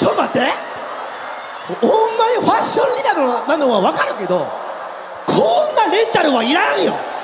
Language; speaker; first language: Japanese; native; Japanese